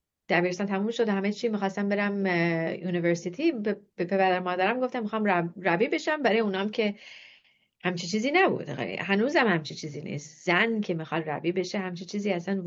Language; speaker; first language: Persian; non-native, fluent; English